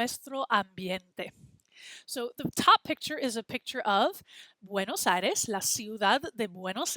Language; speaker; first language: Spanish; non-native, fluent; English